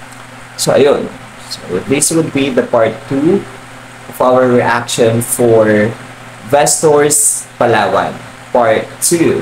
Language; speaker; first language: English; non-native, local second language; Filipino